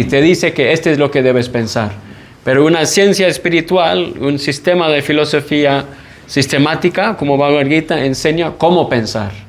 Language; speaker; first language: Spanish; non-native, fluent; English